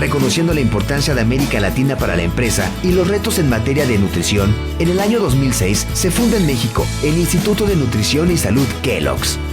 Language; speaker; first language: Spanish; native; Spanish